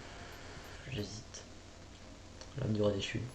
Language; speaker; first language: French; native; French